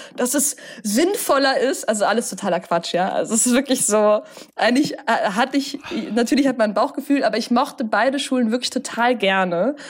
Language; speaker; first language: German; native; German